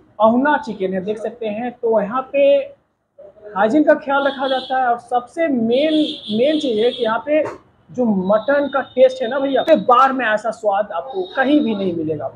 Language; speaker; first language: Hindi; native; Hindi